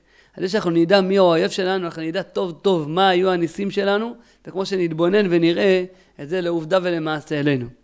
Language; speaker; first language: Hebrew; native; Hebrew